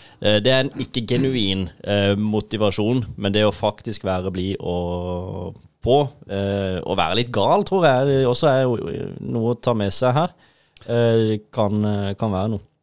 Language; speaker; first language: Norwegian; native; Norwegian